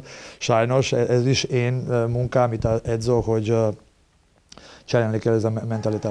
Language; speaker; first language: Hungarian; non-native, learner; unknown